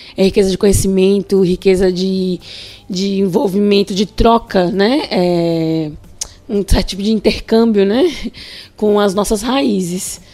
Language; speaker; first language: Portuguese; native; Portuguese